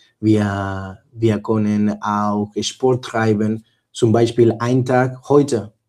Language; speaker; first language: German; non-native, learner; Spanish